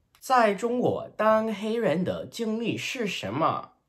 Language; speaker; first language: Chinese; non-native, learner; English